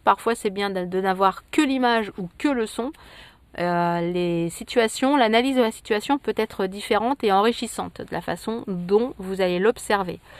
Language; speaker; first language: French; native; French